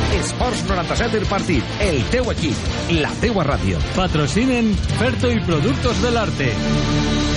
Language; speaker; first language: Catalan; native; Catalan